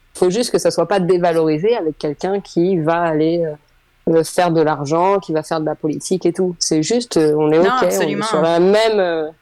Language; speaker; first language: French; native; French